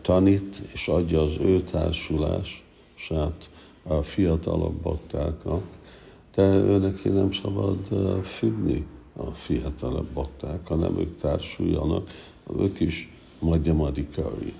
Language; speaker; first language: Hungarian; early bilingual, heritage; Hungarian